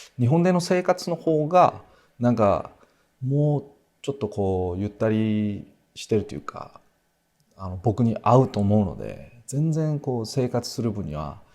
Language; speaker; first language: Japanese; non-native, fluent; Korean